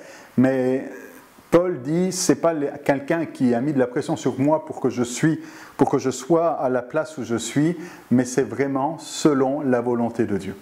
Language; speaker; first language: French; native; French